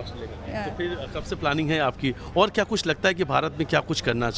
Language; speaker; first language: Hindi; native; Hindi